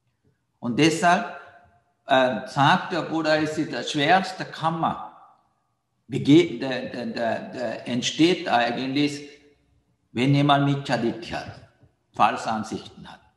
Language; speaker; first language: German; non-native, learner; Sinhala